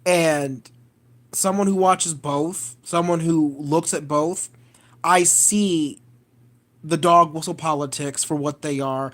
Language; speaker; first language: English; native; English